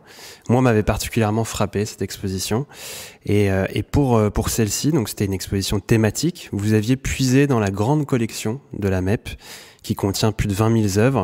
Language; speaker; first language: French; native; French